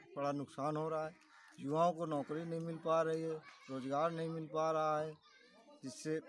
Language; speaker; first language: Hindi; native; Hindi